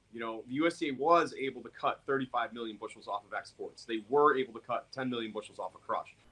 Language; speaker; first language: English; native; English